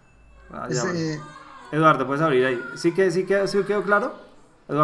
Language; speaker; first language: Spanish; native; Spanish